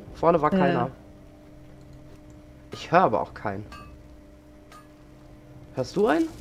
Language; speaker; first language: German; native; German